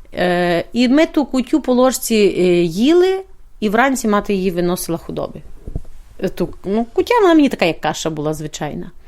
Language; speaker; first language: Ukrainian; native; Ukrainian